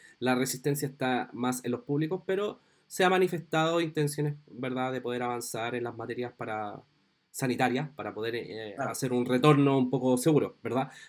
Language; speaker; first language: Spanish; native; Spanish